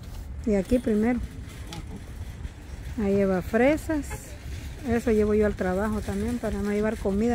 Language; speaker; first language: Spanish; native; Spanish